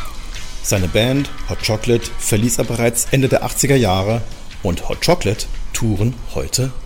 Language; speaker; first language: German; native; German